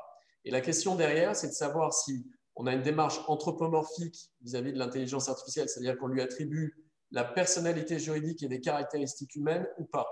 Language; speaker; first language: French; native; French